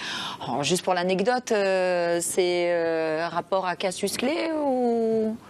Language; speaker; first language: French; native; French